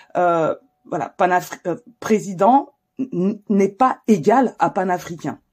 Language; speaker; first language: French; native; French